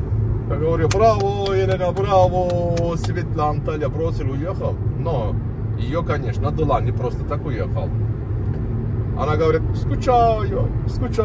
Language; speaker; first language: Russian; non-native, learner; Turkish